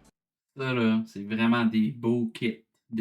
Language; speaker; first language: French; native; French